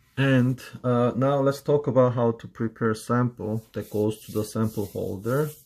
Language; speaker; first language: English; non-native, fluent; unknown